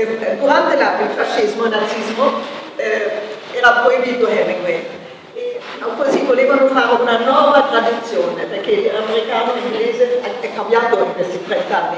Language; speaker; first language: Italian; non-native, fluent; German